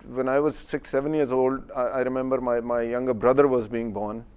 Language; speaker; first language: English; non-native, local second language; Urdu